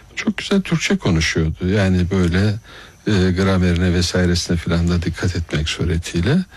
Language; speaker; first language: Turkish; native; Turkish